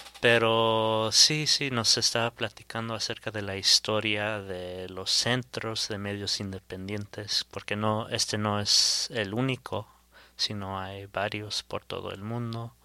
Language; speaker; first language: Spanish; early bilingual, heritage; Spanish